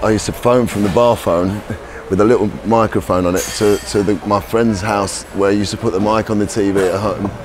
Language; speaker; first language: English; native; English